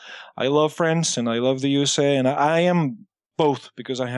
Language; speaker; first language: English; native; English